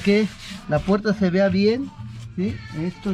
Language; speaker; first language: Spanish; native; Spanish